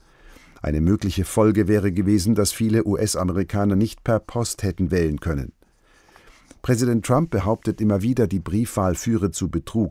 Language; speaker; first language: German; native; German